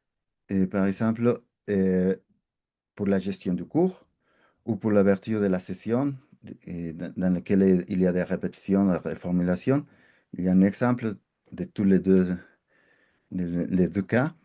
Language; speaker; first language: French; non-native, fluent; Spanish